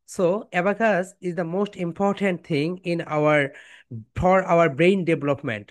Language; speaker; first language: English; non-native, local second language; Bangla